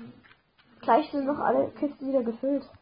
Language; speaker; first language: German; native; German